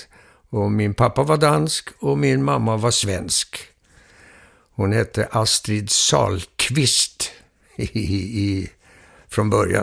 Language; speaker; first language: Swedish; early bilingual, heritage; Danish